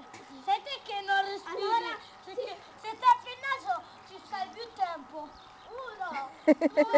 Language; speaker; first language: Italian; early bilingual, other home language; Filipino